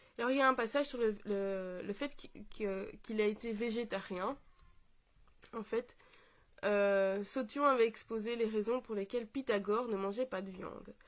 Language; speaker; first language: French; native; French